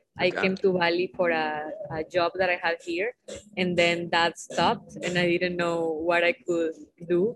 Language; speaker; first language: English; non-native, fluent; Spanish